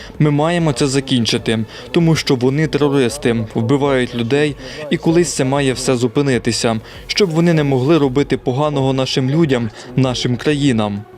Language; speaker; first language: Ukrainian; non-native, fluent; Georgian